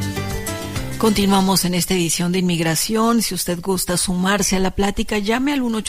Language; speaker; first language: Spanish; native; Spanish